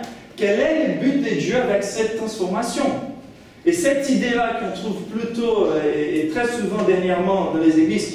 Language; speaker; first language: French; non-native, fluent; Portuguese